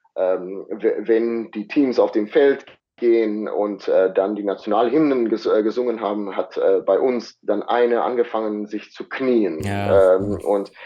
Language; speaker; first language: German; non-native, fluent; Afrikaans